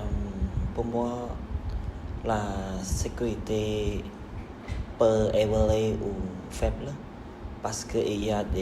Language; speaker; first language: French; non-native, learner; Khmer